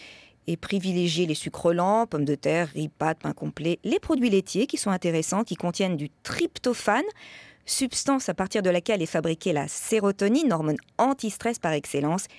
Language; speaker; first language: French; native; French